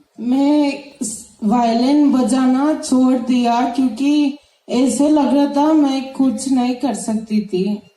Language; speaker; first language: Hindi; non-native, local second language; Telugu